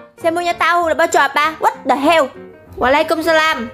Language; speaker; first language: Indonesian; non-native, learner; Vietnamese